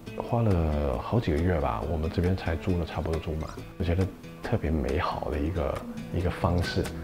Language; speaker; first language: Chinese; non-native, local second language; Cantonese